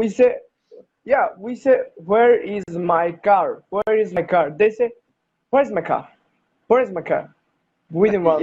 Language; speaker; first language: English; non-native, learner; Bangla